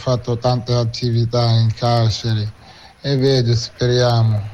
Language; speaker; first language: Italian; non-native, fluent; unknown